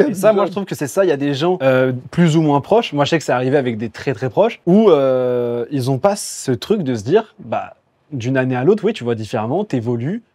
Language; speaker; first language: French; native; French